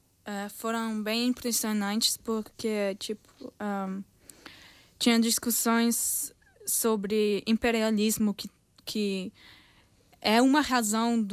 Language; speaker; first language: Portuguese; early bilingual, heritage; Portuguese